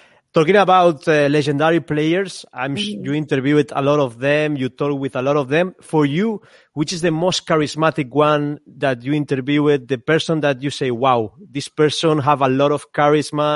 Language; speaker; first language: English; non-native, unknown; Spanish